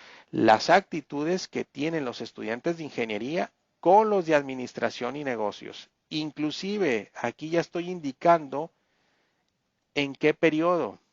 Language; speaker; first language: Spanish; native; Spanish